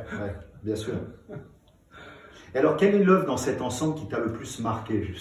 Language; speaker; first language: French; native; French